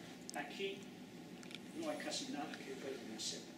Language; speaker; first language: Spanish; non-native, fluent; English